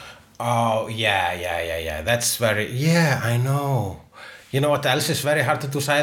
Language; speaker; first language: English; non-native, fluent; Icelandic